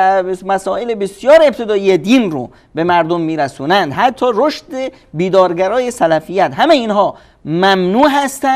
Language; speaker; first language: Persian; native; Persian